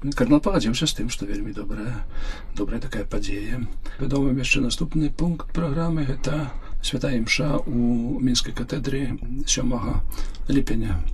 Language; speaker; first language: Belarusian; non-native, local second language; Polish